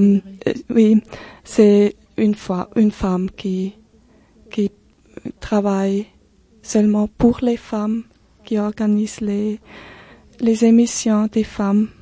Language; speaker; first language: French; non-native, local second language; German